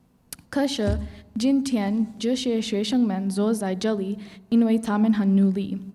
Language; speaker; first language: Chinese; non-native, learner; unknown